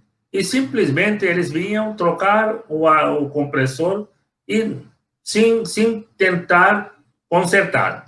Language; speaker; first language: Portuguese; non-native, fluent; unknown